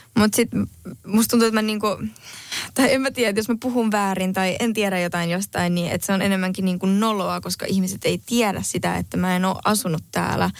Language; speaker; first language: Finnish; early bilingual, heritage; Spanish